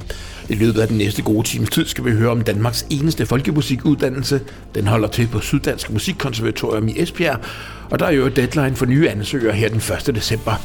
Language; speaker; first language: Danish; native; Danish